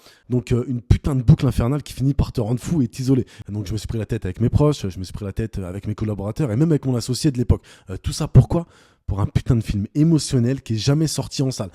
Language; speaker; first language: French; native; French